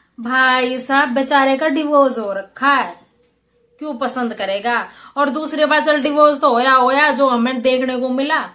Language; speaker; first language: Hindi; native; Hindi